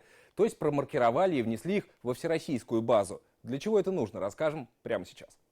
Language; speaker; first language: Russian; native; Russian